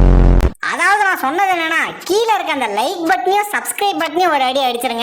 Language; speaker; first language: Tamil; native; Tamil